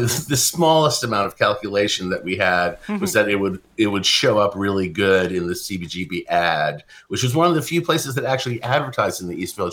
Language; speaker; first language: English; native; English